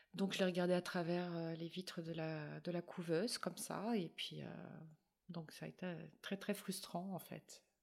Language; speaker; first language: French; native; French